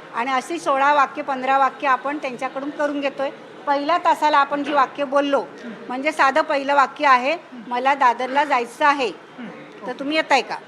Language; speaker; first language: Marathi; native; Marathi